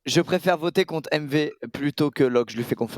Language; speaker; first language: French; native; French